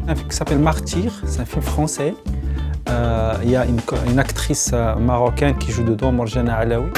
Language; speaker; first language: French; non-native, local second language; Arabic